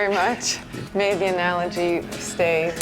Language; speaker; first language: English; native; English